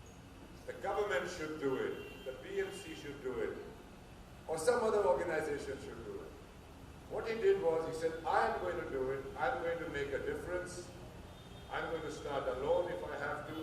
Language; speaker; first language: English; non-native, local second language; Hindi